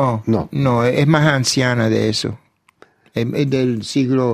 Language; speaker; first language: Spanish; early bilingual, heritage; Spanish